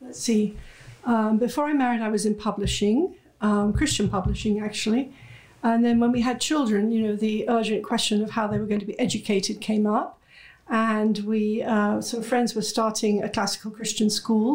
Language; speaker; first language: English; native; English